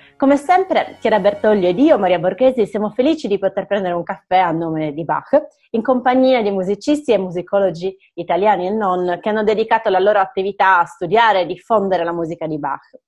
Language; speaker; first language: Italian; native; Italian